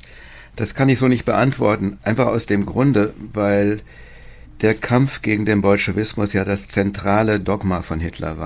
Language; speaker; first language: German; native; German